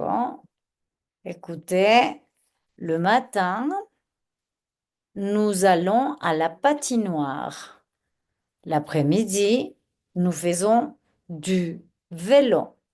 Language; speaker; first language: French; non-native, fluent; Spanish